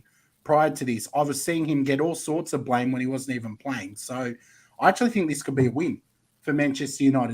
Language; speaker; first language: English; native; English